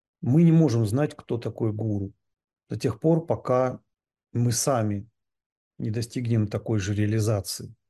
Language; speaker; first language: Russian; native; Russian